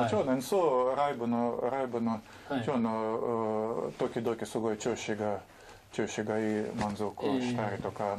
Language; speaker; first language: Japanese; non-native, learner; Russian